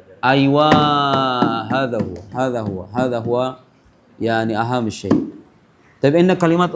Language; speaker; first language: Arabic; non-native, fluent; Indonesian